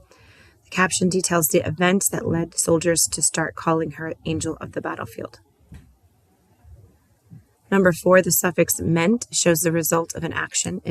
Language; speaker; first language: English; native; English